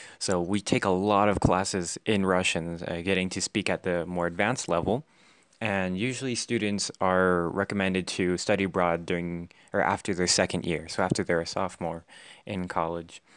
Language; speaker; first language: English; native; English